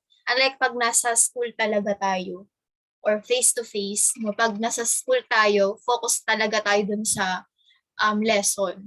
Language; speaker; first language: Filipino; native; Filipino